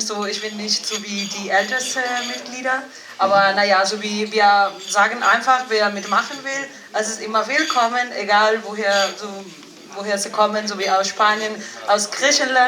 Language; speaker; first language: German; non-native, fluent; Galician